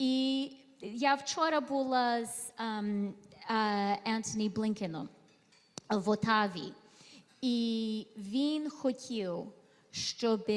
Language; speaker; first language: Ukrainian; early bilingual, heritage; Ukrainian